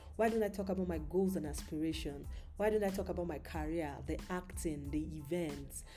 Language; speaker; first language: English; non-native, local second language; Yoruba